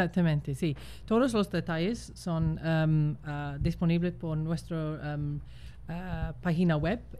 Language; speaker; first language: Spanish; non-native, fluent; English